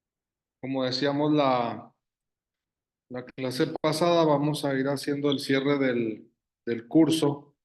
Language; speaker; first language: Spanish; native; Spanish